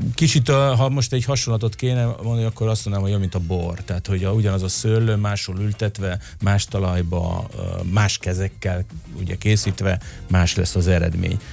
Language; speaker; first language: Hungarian; early bilingual, other home language; Italian